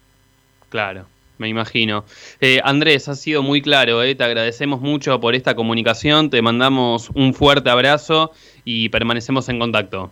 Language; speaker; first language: Spanish; native; Spanish